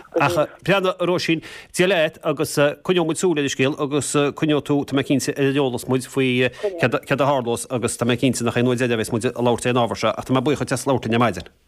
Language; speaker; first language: Irish; native; Irish